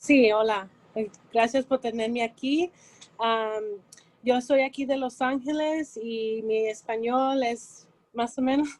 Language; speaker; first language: Spanish; early bilingual, heritage; Spanish